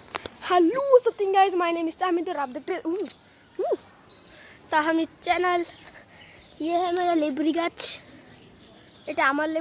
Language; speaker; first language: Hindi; non-native, learner; Bangla